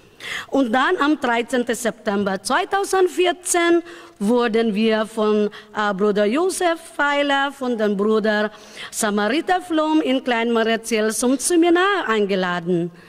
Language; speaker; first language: German; non-native, learner; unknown